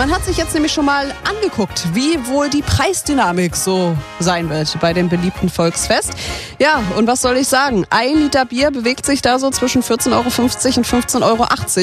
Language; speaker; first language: German; native; German